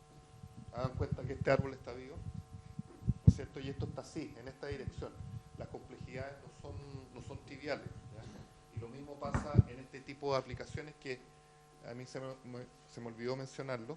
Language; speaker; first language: Spanish; native; Spanish